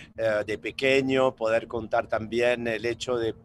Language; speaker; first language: Spanish; native; Spanish